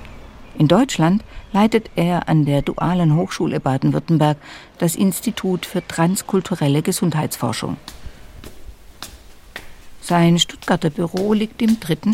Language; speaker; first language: German; native; German